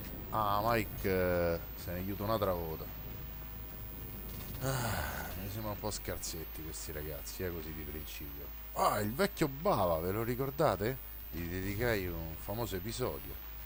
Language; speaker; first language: Italian; native; Italian